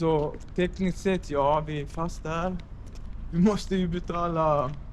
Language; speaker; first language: Swedish; early bilingual, other home language; Arabic